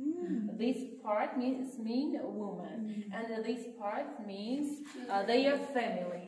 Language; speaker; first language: English; non-native, learner; Armenian